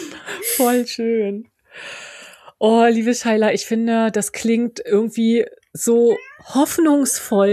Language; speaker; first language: German; native; German